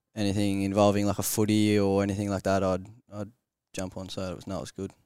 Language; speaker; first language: English; native; English